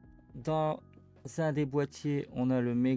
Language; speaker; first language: French; native; French